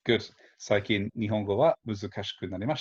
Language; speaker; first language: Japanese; non-native, fluent; English